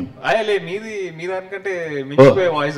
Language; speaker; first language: Telugu; native; Telugu